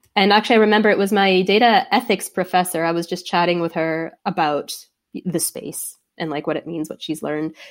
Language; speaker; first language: English; native; English